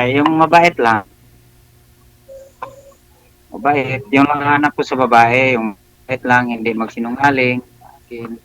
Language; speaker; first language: Filipino; non-native, local second language; Cebuano